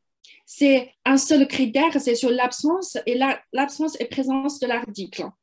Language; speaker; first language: French; non-native, fluent; Chinese